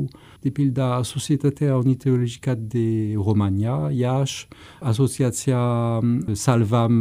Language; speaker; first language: Romanian; non-native, fluent; French